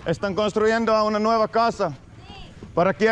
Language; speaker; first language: Spanish; non-native, learner; Finnish